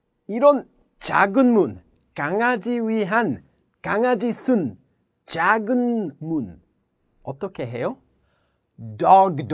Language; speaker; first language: Korean; non-native, learner; English